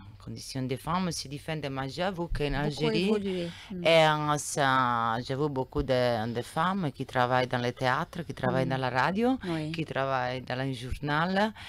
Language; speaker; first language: French; non-native, learner; Italian